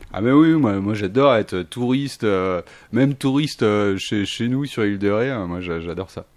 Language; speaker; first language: French; native; French